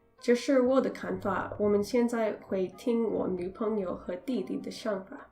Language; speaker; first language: Chinese; non-native, learner; English